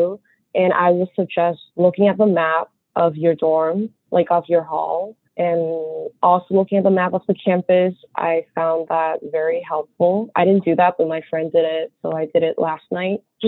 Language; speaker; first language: English; early bilingual, other home language; Chinese